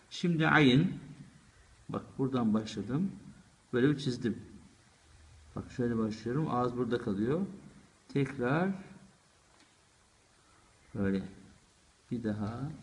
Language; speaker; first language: Turkish; native; Turkish